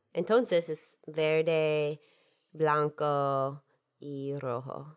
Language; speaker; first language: Spanish; non-native, learner; English